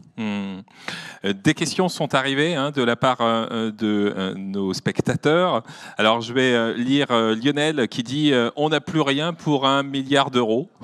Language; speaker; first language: French; native; French